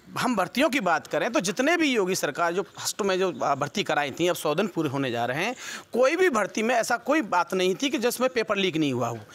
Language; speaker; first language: Hindi; native; Hindi